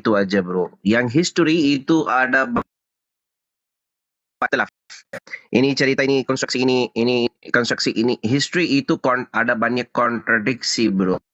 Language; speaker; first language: Indonesian; non-native, learner; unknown